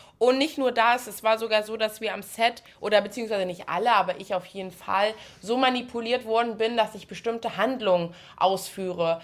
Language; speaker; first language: German; native; German